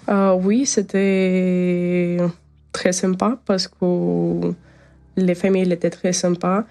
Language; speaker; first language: French; non-native, learner; Ukrainian